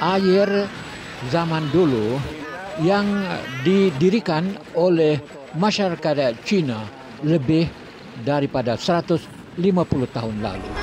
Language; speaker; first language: Malay; native; Malay